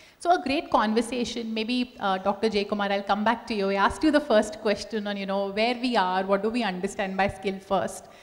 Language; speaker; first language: English; non-native, local second language; Hindi